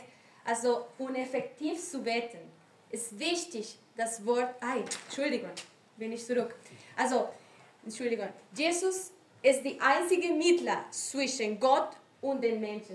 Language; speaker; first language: German; non-native, learner; Spanish